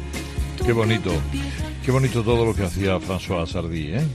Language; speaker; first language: Spanish; native; Spanish